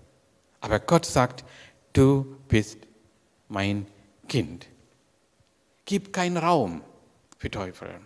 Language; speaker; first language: German; non-native, learner; Sinhala